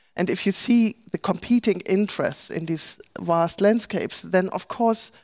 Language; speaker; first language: English; non-native, fluent; German